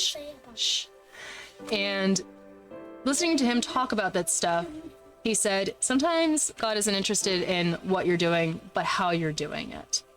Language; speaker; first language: English; native; English